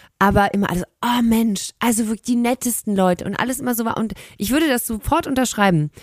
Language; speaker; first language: German; native; German